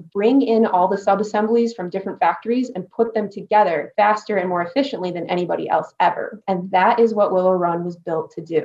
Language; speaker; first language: English; native; English